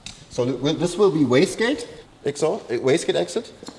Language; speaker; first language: English; non-native, fluent; German